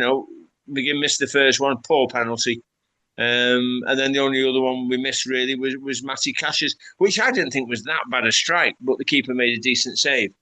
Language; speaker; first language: English; native; English